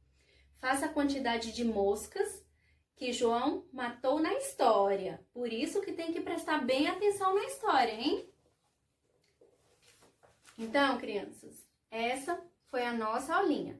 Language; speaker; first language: Portuguese; native; Portuguese